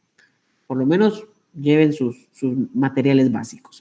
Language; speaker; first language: Spanish; native; Spanish